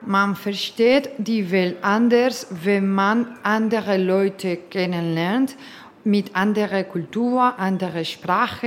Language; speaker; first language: German; non-native, fluent; Spanish